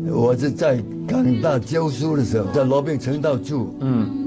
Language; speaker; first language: Chinese; native; Chinese